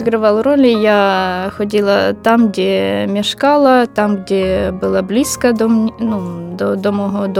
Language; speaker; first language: Ukrainian; non-native, local second language; Russian